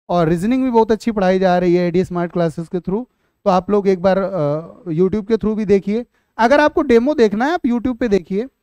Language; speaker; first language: Hindi; native; Hindi